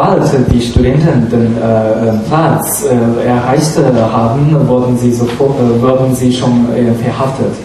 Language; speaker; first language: German; non-native, fluent; Chinese